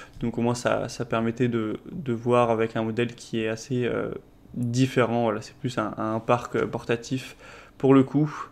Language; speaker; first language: French; native; French